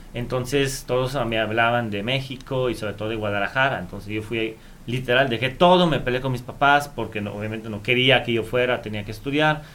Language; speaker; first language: Spanish; non-native, fluent; Italian